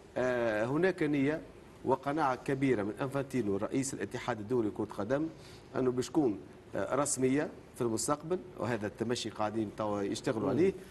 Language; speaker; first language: Arabic; native; Arabic